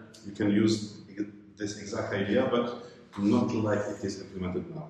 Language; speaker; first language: English; non-native, fluent; Arabic